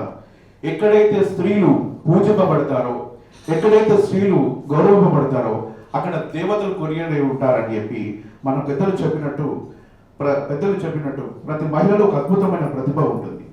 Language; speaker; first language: Telugu; native; Telugu